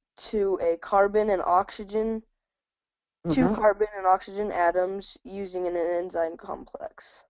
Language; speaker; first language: English; native; English